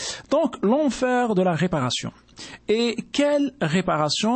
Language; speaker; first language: French; native; French